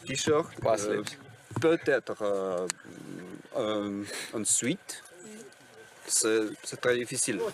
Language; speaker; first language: French; non-native, learner; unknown